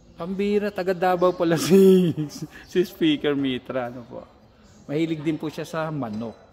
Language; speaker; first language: Filipino; native; Filipino